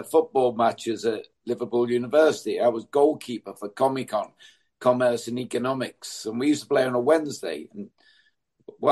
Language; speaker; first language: English; native; English